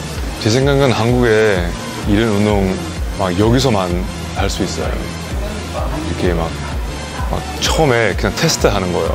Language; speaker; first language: Korean; non-native, fluent; English